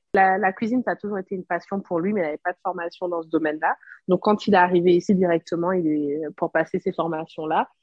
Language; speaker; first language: French; non-native, local second language; Rundi